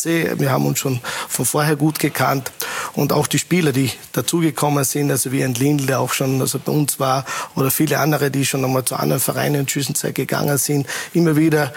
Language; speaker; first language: German; native; German